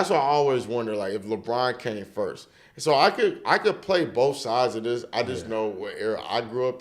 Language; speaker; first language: English; native; English